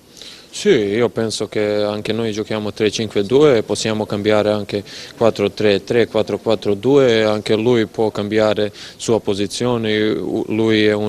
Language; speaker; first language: Italian; non-native, learner; Serbian